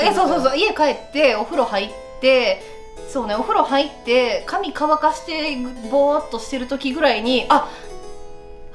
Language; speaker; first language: Japanese; native; Japanese